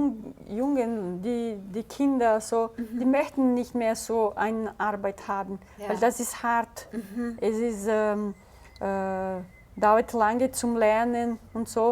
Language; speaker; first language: German; early bilingual, heritage; German